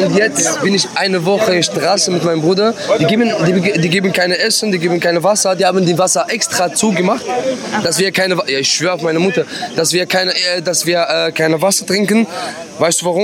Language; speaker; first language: German; non-native, learner; Arabic